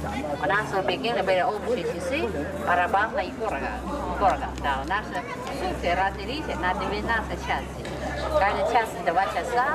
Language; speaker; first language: Russian; non-native, learner; Chinese